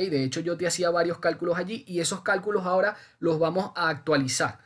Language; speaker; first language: Spanish; native; Spanish